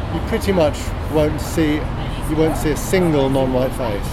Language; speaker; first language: English; native; English